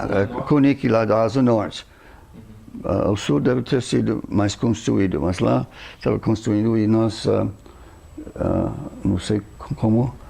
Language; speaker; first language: Portuguese; non-native, fluent; English